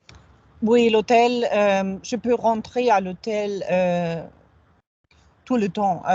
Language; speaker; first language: French; non-native, fluent; German